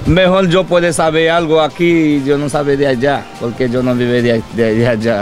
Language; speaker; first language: Spanish; non-native, learner; Haitian Creole